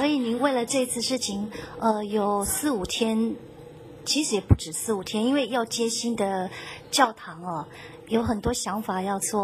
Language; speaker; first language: Chinese; native; Chinese